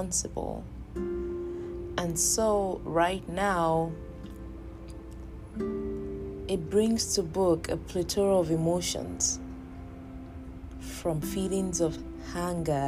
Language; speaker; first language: English; non-native, local second language; Yoruba